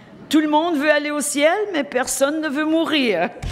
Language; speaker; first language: French; native; French